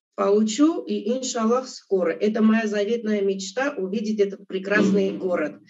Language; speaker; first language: Russian; non-native, local second language; Armenian